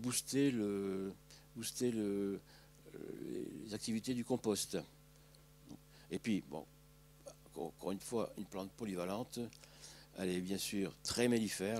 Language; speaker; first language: French; native; French